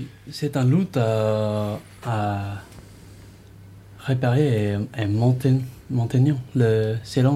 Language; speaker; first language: French; non-native, learner; English